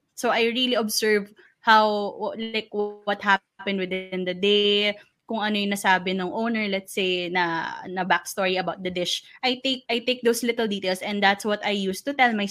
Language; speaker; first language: English; non-native, local second language; Filipino